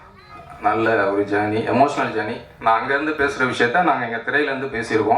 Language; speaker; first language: Tamil; native; Tamil